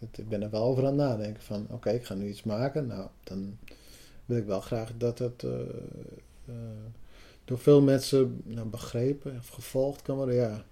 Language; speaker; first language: Dutch; non-native, local second language; Western Frisian